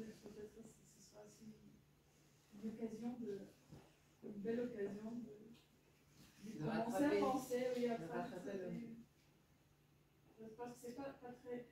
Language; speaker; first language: French; non-native, fluent; Bulgarian